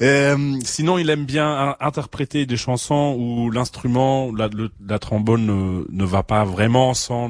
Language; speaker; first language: French; non-native, fluent; German